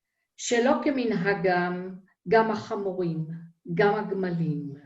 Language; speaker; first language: Hebrew; native; Hebrew